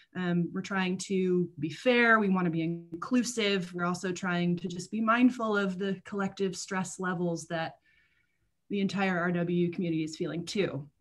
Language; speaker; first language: English; native; English